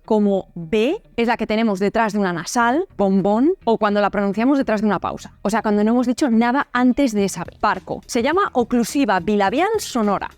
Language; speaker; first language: Spanish; native; Spanish